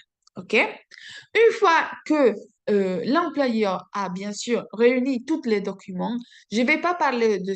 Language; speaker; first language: French; non-native, fluent; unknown